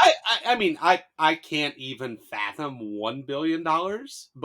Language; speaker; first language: English; native; English